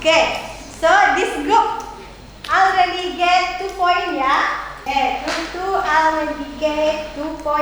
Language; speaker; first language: English; non-native, learner; Indonesian